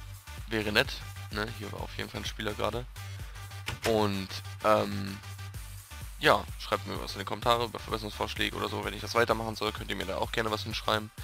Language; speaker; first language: German; native; German